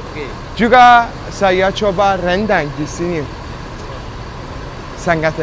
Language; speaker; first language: Indonesian; non-native, learner; Persian